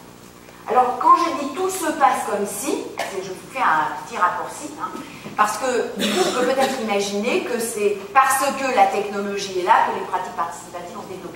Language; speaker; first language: French; native; French